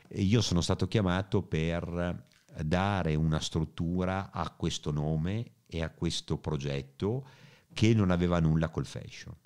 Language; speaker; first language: Italian; native; Italian